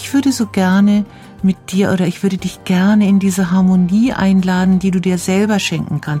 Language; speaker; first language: German; native; German